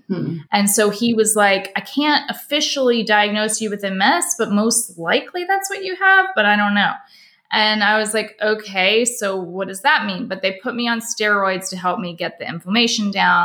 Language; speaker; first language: English; native; English